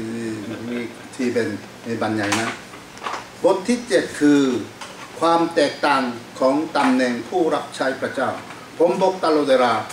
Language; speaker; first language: Thai; non-native, fluent; Korean